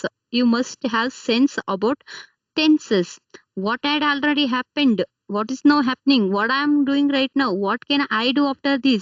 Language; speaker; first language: English; non-native, learner; Kannada